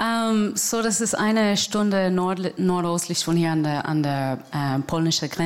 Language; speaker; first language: German; non-native, learner; English